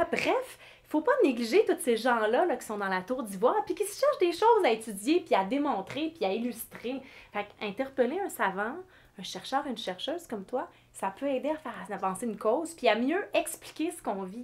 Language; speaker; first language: French; native; French